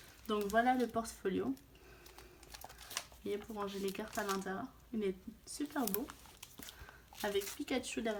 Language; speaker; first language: French; native; French